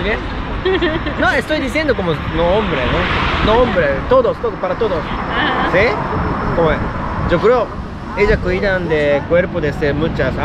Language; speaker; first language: Spanish; non-native, learner; Japanese